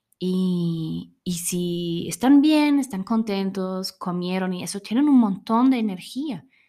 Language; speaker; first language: Spanish; non-native, fluent; German